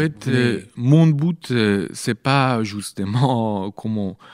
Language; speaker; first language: French; non-native, learner; Persian